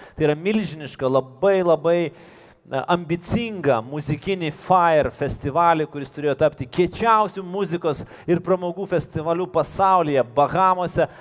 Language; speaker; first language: Lithuanian; native; Lithuanian